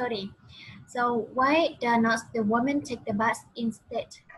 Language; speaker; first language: English; non-native, fluent; Vietnamese